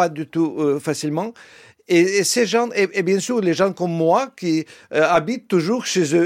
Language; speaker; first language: French; non-native, fluent; Russian